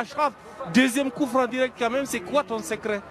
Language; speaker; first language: French; native; French